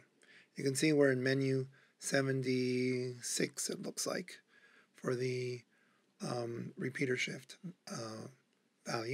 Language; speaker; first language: English; native; English